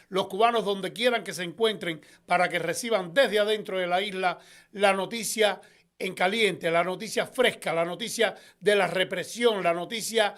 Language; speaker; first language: Spanish; native; Spanish